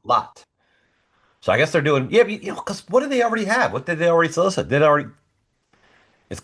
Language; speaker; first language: English; native; English